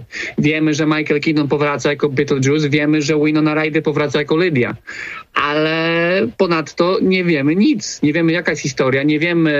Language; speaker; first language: Polish; native; Polish